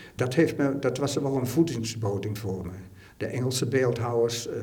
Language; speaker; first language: Dutch; native; Dutch